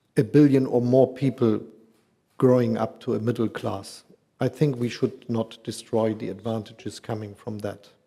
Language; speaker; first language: English; non-native, fluent; German